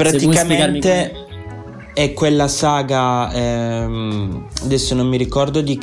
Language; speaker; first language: Italian; native; Italian